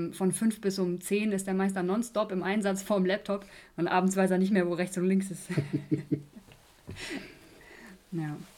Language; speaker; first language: German; native; German